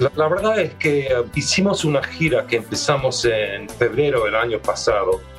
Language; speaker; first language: Spanish; early bilingual, other home language; English